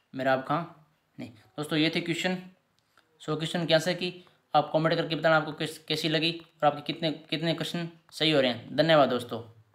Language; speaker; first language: Hindi; native; Hindi